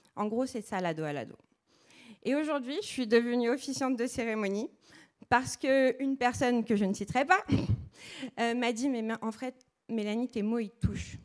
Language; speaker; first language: French; early bilingual, other home language; Portuguese